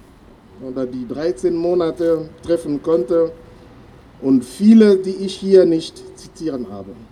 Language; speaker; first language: German; non-native, fluent; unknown